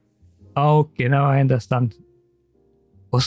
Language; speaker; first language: English; non-native, learner; Japanese